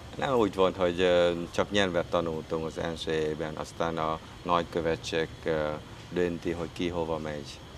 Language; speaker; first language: Hungarian; non-native, fluent; Vietnamese